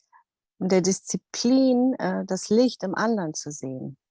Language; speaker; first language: German; non-native, fluent; Dutch